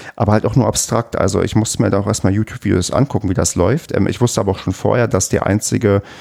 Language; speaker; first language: German; native; German